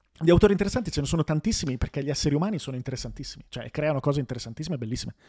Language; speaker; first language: Italian; native; Italian